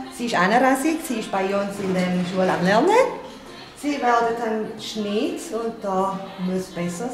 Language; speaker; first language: German; non-native, learner; Portuguese